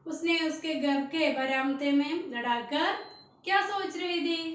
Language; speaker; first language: Hindi; non-native, local second language; Malayalam